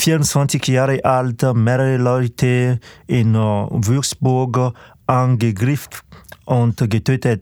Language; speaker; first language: German; non-native, fluent; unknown